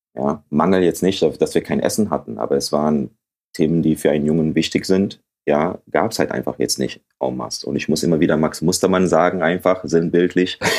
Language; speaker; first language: German; early bilingual, other home language; Akan